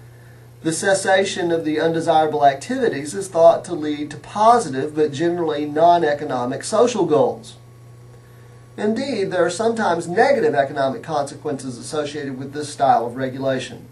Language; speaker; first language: English; native; English